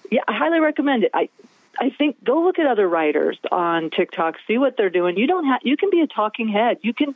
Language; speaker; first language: English; native; English